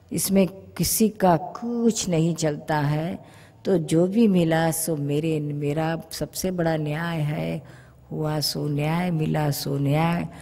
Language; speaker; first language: Hindi; non-native, local second language; Gujarati